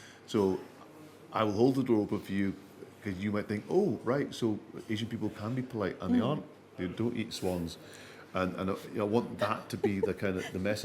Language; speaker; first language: English; early bilingual, other home language; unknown